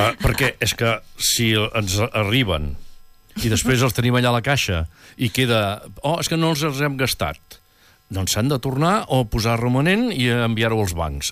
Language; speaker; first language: Catalan; native; Catalan